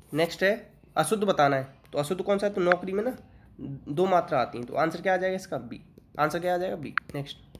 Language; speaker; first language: Hindi; native; Hindi